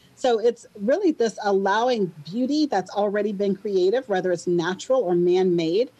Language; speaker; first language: English; native; English